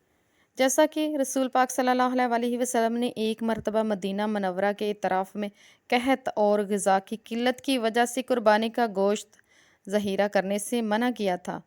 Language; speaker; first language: Urdu; native; Urdu